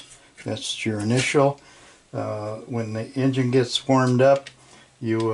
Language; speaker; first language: English; native; English